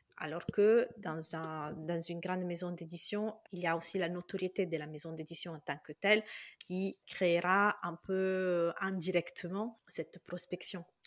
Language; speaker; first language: French; non-native, fluent; Italian